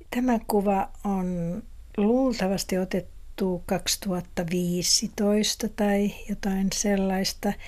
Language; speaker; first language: Finnish; non-native, local second language; Swedish